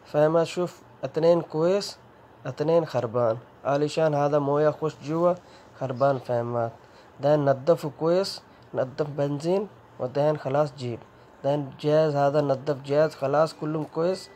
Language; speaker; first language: Arabic; non-native, learner; Urdu